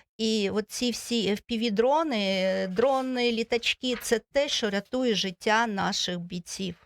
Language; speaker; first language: Ukrainian; non-native, local second language; Russian